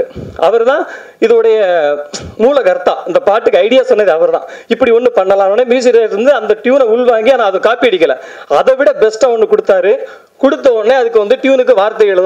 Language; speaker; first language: Tamil; native; Tamil